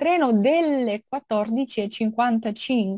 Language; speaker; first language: Italian; non-native, fluent; Russian